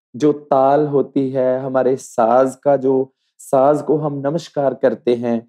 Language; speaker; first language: Hindi; native; Hindi